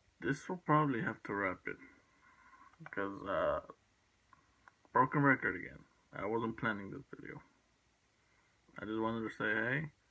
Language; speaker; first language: English; early bilingual, other home language; Spanish